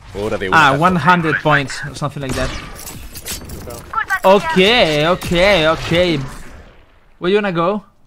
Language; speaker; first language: English; non-native, learner; Spanish